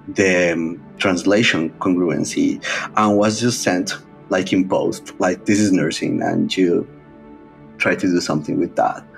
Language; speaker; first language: English; non-native, fluent; Spanish